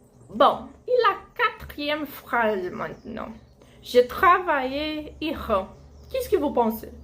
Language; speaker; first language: French; non-native, fluent; Portuguese